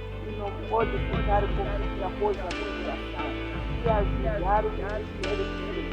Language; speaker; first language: Portuguese; non-native, local second language; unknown